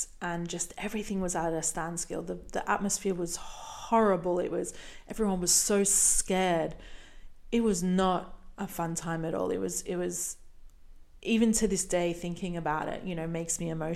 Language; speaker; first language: English; native; English